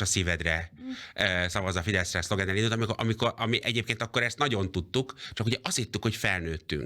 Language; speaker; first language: Hungarian; native; Hungarian